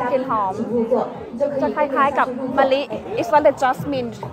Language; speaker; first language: English; non-native, learner; Thai